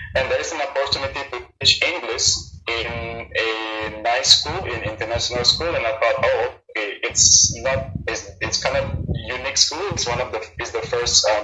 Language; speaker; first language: English; non-native, fluent; Indonesian